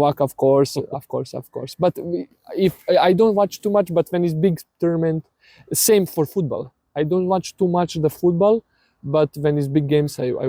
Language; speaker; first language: English; non-native, learner; Serbian